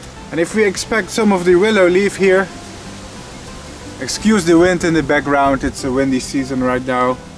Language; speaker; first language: English; non-native, fluent; Dutch